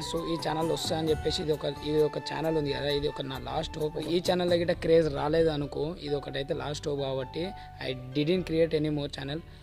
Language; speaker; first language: Telugu; non-native, local second language; Urdu